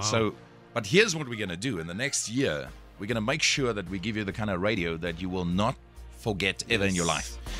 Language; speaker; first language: English; non-native, local second language; Afrikaans